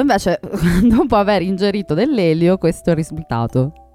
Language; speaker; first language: Italian; native; Italian